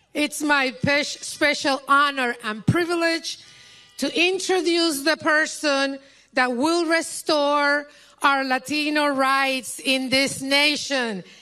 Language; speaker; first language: English; non-native, local second language; Spanish